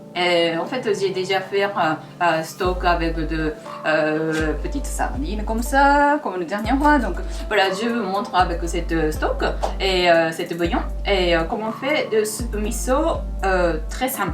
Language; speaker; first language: French; non-native, fluent; Japanese